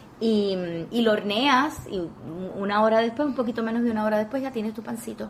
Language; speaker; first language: Spanish; native; Spanish